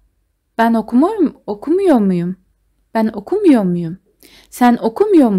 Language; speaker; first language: Turkish; non-native, fluent; Kazakh